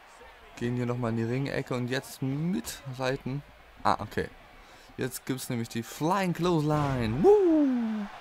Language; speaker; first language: German; native; German